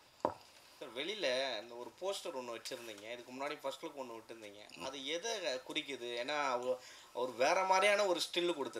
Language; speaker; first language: Tamil; native; Tamil